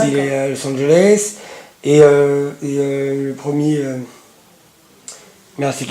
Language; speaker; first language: French; native; French